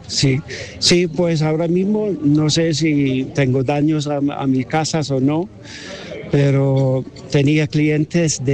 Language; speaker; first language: Spanish; non-native, fluent; English